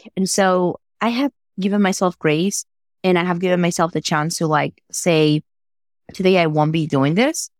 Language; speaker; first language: English; non-native, fluent; Spanish